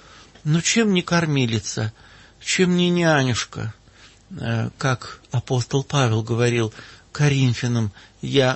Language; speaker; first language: Russian; native; Russian